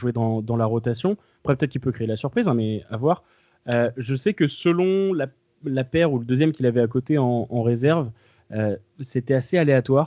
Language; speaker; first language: French; native; French